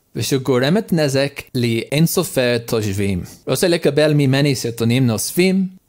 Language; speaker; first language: Hebrew; non-native, learner; English